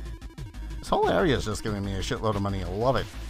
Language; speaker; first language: English; native; English